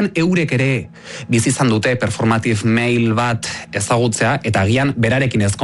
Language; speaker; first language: Basque; native; Basque